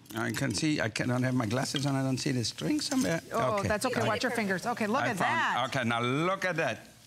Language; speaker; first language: English; non-native, fluent; German